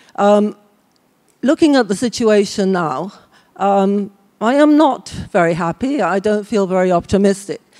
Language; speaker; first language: English; native; English